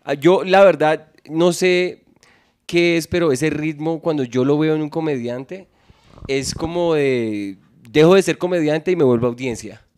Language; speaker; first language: Spanish; native; Spanish